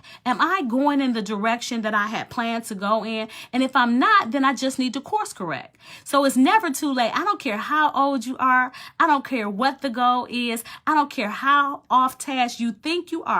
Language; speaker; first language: English; native; English